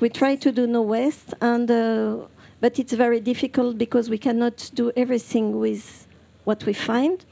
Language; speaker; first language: English; non-native, fluent; French